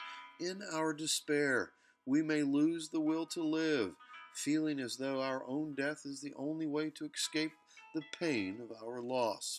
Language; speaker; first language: English; native; English